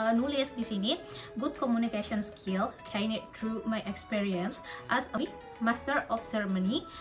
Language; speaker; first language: English; non-native, fluent; Indonesian